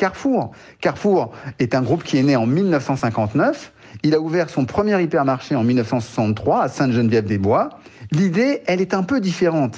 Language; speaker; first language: French; native; French